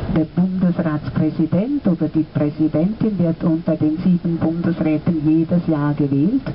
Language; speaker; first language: German; native; German